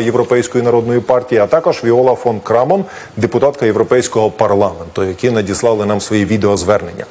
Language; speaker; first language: Ukrainian; native; Ukrainian